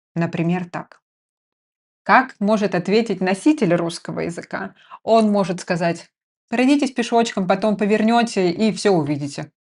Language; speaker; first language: Russian; native; Russian